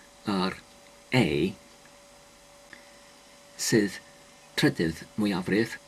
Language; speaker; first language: Welsh; non-native, learner; English